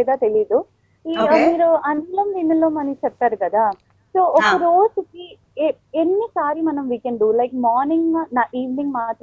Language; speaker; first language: Telugu; non-native, local second language; Malayalam